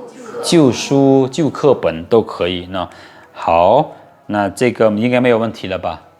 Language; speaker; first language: Chinese; non-native, fluent; Lao